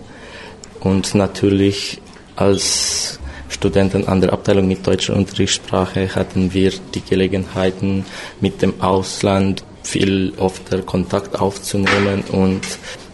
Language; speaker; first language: German; non-native, fluent; Romanian